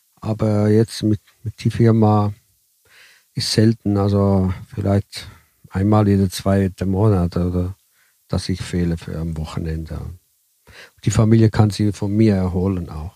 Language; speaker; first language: German; early bilingual, heritage; Italian